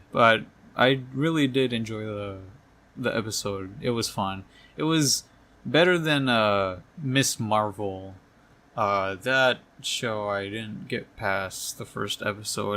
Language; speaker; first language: English; native; English